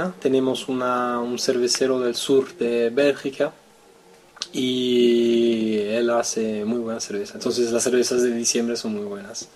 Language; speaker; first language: Spanish; non-native, fluent; French